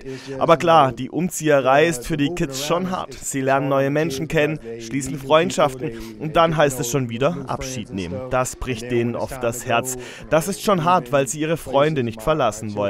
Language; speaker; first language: German; native; German